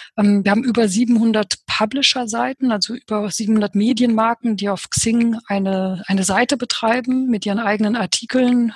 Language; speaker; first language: German; early bilingual, other home language; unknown